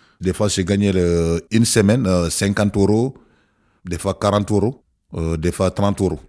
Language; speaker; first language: French; non-native, learner; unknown